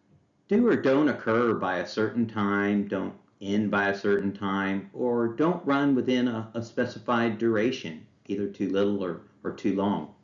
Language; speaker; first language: English; native; English